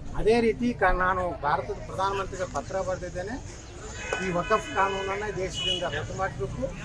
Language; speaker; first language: Kannada; native; Kannada